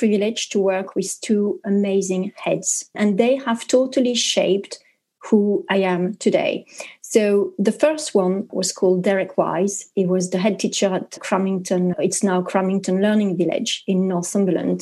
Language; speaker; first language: English; non-native, fluent; French